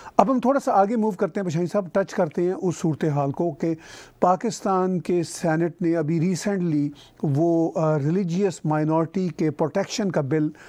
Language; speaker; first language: Urdu; non-native, local second language; Punjabi